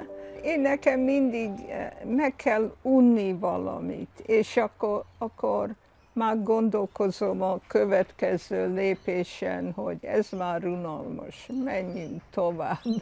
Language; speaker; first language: Hungarian; early bilingual, heritage; Hungarian